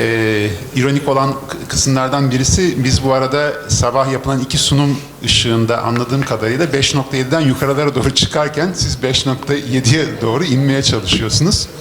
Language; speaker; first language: Turkish; native; Turkish